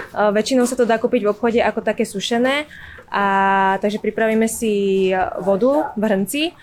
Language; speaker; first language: Slovak; early bilingual, other home language; Vietnamese